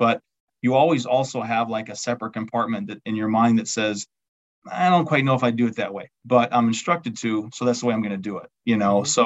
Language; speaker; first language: English; native; English